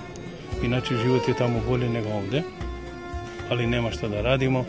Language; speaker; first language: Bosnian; non-native, local second language; Albanian